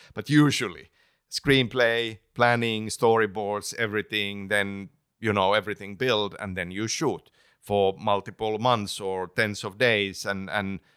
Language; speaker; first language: English; non-native, fluent; Finnish